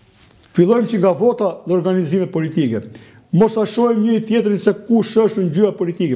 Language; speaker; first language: Albanian; native; Albanian